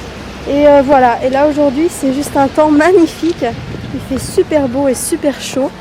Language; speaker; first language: French; native; French